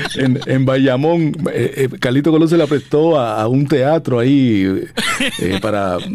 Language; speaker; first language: Spanish; native; Spanish